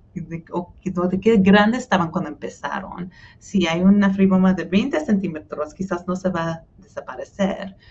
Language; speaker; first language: Spanish; early bilingual, heritage; Spanish